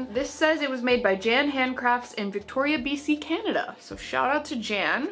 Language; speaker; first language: English; native; English